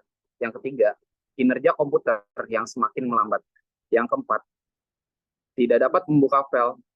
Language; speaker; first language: Indonesian; native; Indonesian